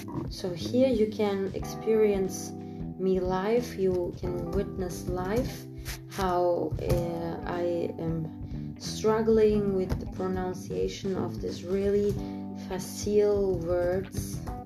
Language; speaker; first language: English; non-native, fluent; German